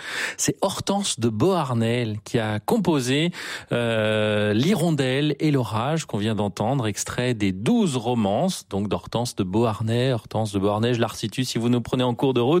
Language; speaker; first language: French; native; French